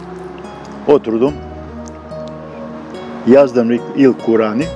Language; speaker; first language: Turkish; non-native, local second language; Bosnian